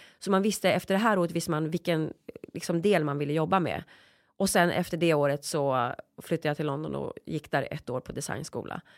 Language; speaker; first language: Swedish; early bilingual, other home language; Polish